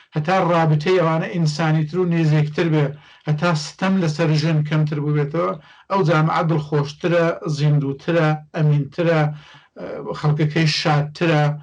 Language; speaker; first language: Central Kurdish; native; Central Kurdish